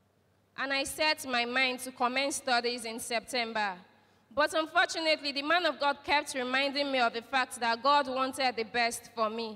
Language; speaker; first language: English; non-native, local second language; Yoruba